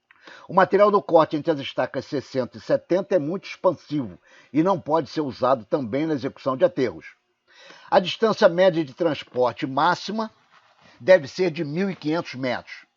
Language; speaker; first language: Portuguese; native; Portuguese